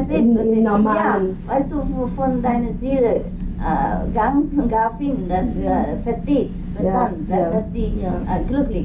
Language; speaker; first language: German; non-native, learner; Vietnamese